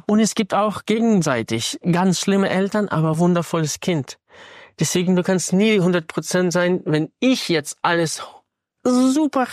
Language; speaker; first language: German; non-native, fluent; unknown